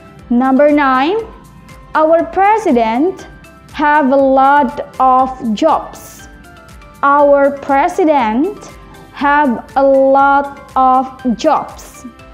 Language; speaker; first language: English; non-native, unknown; Indonesian